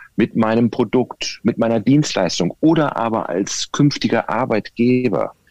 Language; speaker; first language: German; native; German